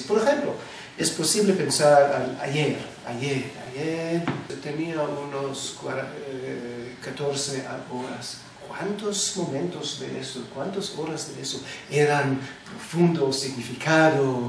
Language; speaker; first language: Spanish; non-native, fluent; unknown